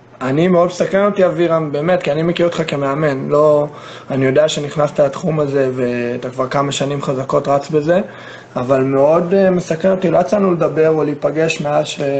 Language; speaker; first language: Hebrew; non-native, fluent; English